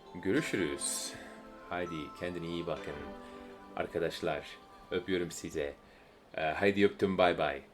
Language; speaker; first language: Turkish; non-native, learner; English